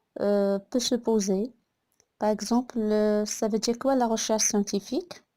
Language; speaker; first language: French; non-native, local second language; Arabic